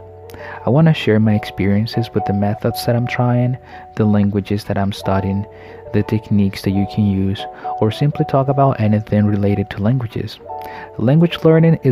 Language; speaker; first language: English; non-native, fluent; Spanish